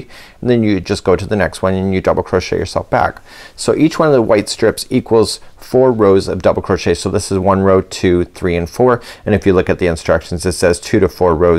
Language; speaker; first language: English; native; English